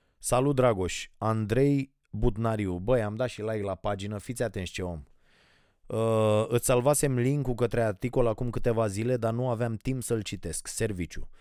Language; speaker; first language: Romanian; native; Romanian